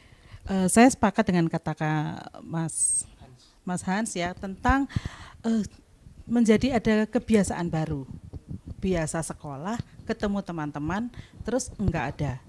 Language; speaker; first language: Indonesian; non-native, local second language; Javanese